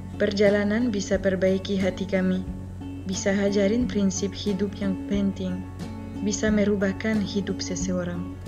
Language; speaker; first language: Indonesian; non-native, fluent; French